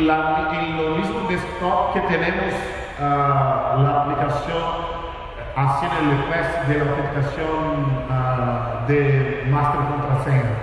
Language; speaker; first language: Spanish; non-native, fluent; Portuguese